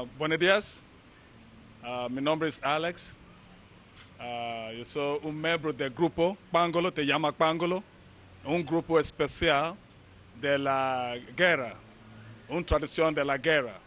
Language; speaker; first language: Spanish; non-native, learner; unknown